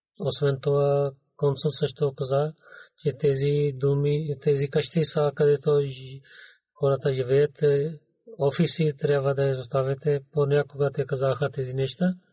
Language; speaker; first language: Bulgarian; non-native, learner; Urdu